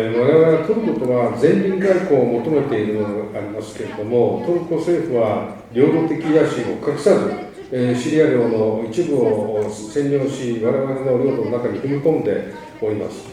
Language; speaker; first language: Japanese; native; Japanese